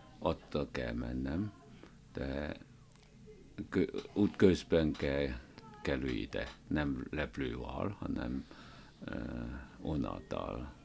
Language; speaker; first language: Hungarian; non-native, learner; Chinese